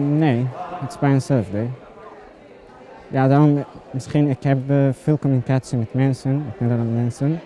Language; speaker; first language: Dutch; non-native, learner; Arabic